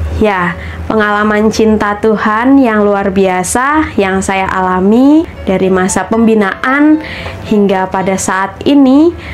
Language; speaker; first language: Indonesian; native; Indonesian